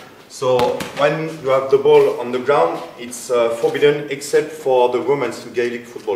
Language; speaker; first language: English; non-native, fluent; French